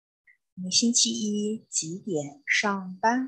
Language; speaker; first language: Chinese; non-native, learner; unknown